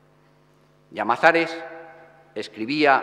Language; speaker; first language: Spanish; native; Spanish